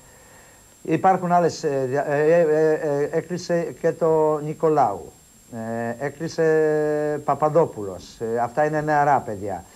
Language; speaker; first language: Greek; non-native, fluent; Polish